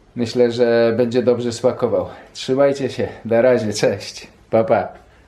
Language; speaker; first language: Polish; native; Polish